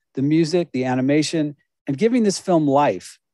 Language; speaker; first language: English; native; English